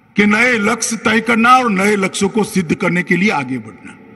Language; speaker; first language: Hindi; non-native, local second language; Gujarati